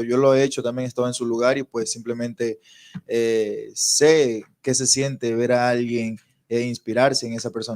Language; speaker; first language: Spanish; native; Spanish